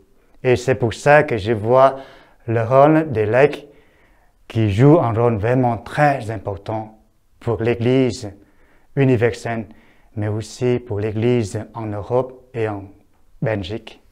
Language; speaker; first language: French; non-native, fluent; Vietnamese